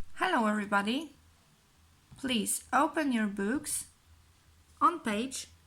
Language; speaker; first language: English; non-native, fluent; Polish